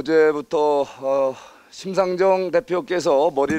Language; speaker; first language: Korean; native; Korean